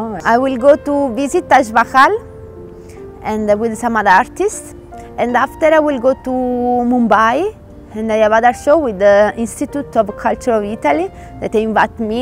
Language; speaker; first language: English; non-native, learner; Italian